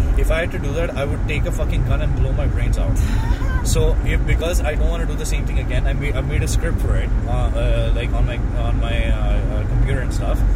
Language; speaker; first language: English; non-native, local second language; Hindi